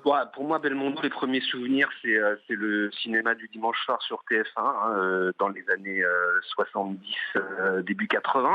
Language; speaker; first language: French; native; French